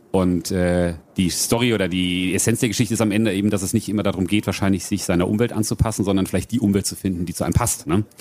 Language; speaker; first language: German; native; German